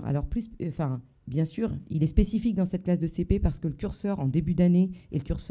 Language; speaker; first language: French; native; French